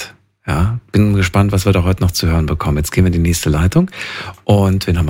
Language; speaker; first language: German; native; German